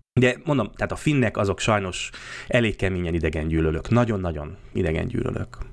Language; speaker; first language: Hungarian; native; Hungarian